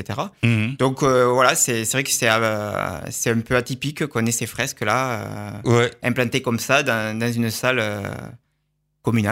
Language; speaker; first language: French; native; French